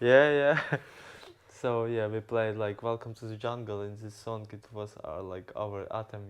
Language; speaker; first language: English; non-native, learner; Ukrainian